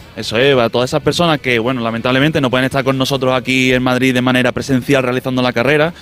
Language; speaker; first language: Spanish; native; Spanish